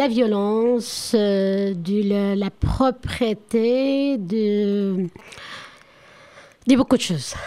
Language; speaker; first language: French; non-native, learner; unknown